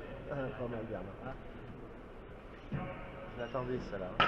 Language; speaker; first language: French; native; French